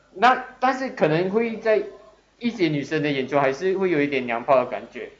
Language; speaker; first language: Chinese; native; Chinese